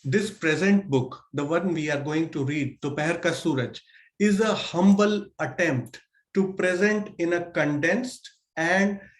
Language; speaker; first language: English; non-native, local second language; Hindi